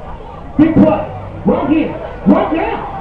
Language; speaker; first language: English; native; English